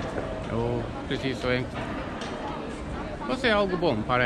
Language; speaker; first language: Portuguese; non-native, learner; Norwegian